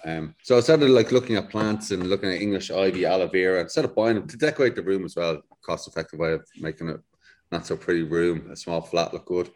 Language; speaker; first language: English; native; English